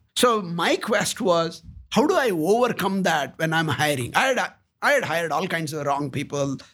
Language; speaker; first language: English; non-native, local second language; Kannada